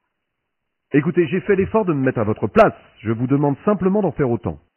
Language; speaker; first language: French; native; French